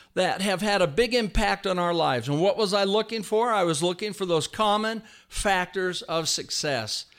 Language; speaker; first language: English; native; English